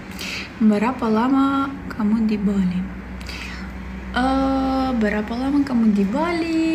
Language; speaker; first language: Indonesian; non-native, learner; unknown